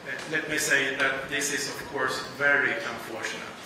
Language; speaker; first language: English; non-native, fluent; Swedish